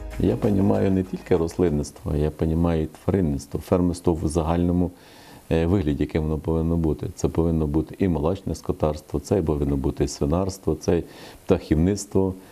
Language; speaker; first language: Ukrainian; native; Ukrainian